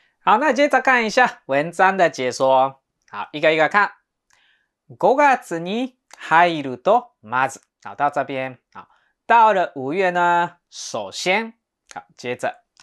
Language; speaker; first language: Chinese; non-native, fluent; Japanese